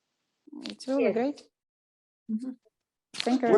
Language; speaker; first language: English; non-native, learner; Russian